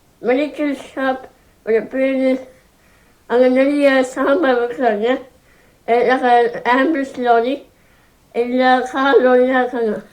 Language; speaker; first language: Norwegian; early bilingual, heritage; Tamil